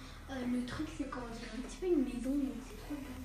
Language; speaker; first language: French; native; French